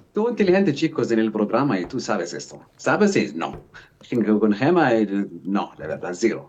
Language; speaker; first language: Spanish; non-native, learner; Arabic